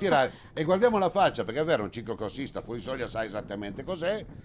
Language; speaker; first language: Italian; native; Italian